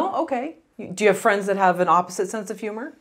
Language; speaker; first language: English; native; English